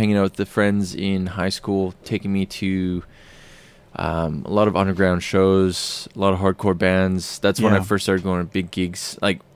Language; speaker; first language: English; native; English